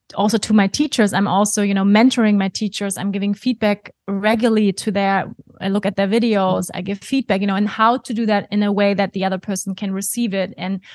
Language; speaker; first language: English; non-native, fluent; German